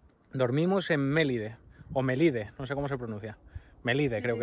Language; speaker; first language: Spanish; native; Spanish